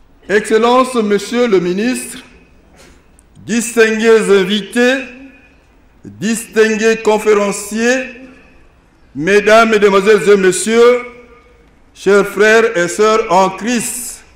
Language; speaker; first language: French; non-native, local second language; Lingala